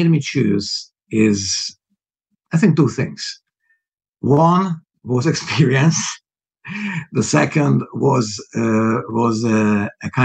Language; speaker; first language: English; non-native, fluent; Hungarian